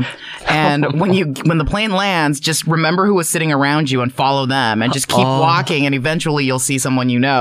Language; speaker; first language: English; early bilingual, other home language; Chinese